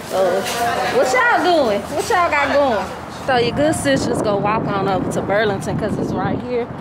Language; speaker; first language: English; native; English